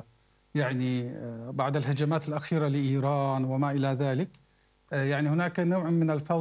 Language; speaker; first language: Arabic; non-native, fluent; Turkish